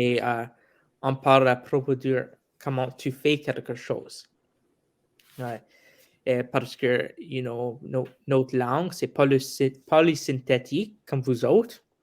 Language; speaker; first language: French; non-native, local second language; English